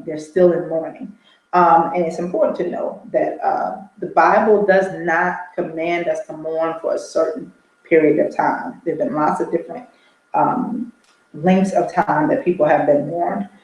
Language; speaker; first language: English; native; English